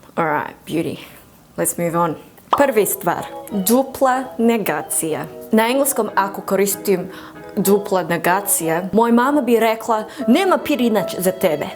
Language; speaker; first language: Croatian; non-native, learner; English